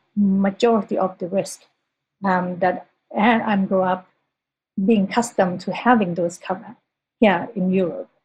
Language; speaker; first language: English; non-native, fluent; Thai